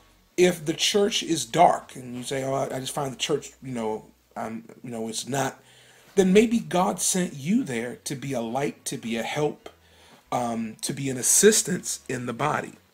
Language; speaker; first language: English; native; English